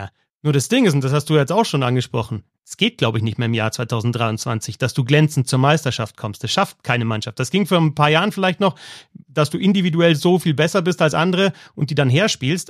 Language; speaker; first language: German; native; German